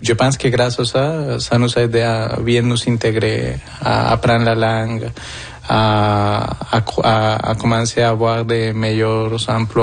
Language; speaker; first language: French; non-native, fluent; Spanish